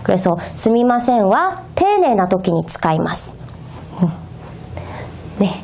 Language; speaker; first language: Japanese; non-native, fluent; Korean